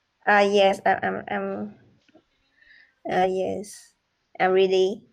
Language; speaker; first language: English; non-native, learner; Vietnamese